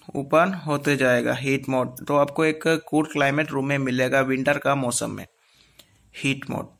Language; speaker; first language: Hindi; non-native, local second language; Malayalam